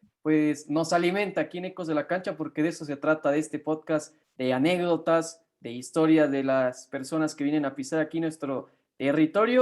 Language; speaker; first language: Spanish; native; Spanish